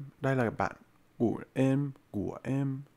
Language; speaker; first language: Vietnamese; non-native, learner; English